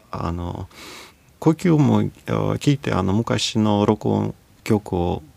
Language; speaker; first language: Japanese; non-native, fluent; Russian